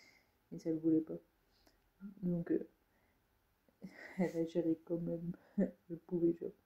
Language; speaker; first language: French; native; French